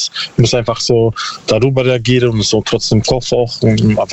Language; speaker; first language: German; non-native, learner; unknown